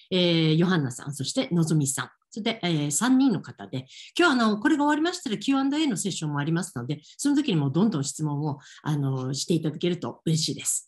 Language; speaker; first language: Japanese; native; Japanese